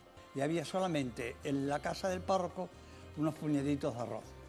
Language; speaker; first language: Spanish; native; Spanish